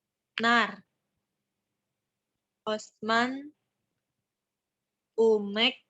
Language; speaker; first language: Turkish; non-native, learner; Indonesian